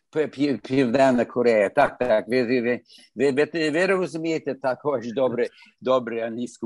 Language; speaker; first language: Ukrainian; early bilingual, heritage; Ukrainian